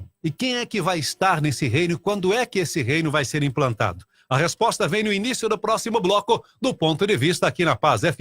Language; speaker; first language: Portuguese; native; Portuguese